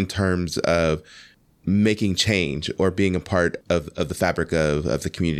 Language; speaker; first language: English; native; English